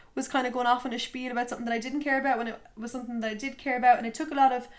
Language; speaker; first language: English; native; English